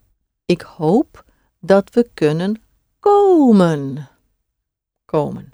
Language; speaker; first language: Dutch; non-native, fluent; English